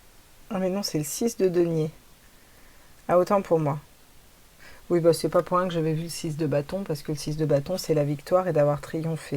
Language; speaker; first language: French; native; French